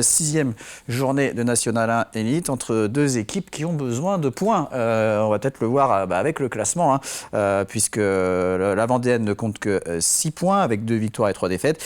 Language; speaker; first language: French; native; French